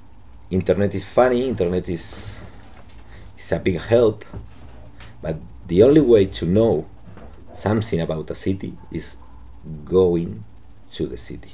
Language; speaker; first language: English; non-native, local second language; Spanish